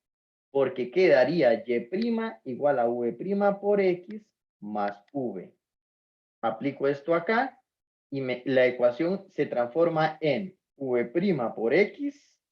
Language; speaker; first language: Spanish; native; Spanish